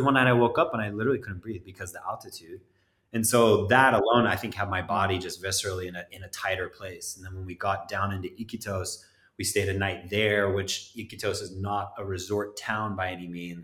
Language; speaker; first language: English; native; English